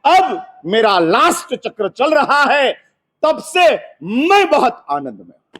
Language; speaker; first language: Hindi; non-native, local second language; Gujarati